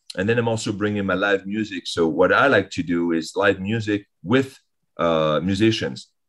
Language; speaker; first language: English; early bilingual, other home language; French